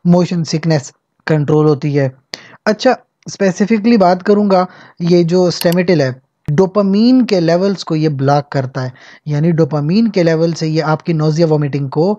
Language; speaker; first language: Hindi; native; Hindi